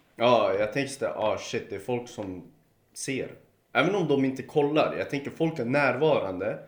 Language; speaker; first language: Swedish; early bilingual, other home language; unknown